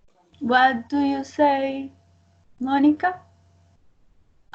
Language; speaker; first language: English; non-native, learner; Spanish